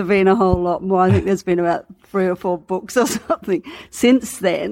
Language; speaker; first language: English; native; English